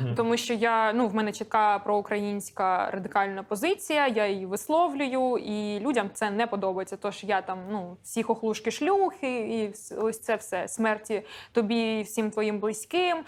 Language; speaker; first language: Ukrainian; non-native, local second language; Russian